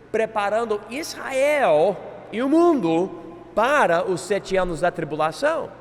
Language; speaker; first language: Portuguese; non-native, fluent; English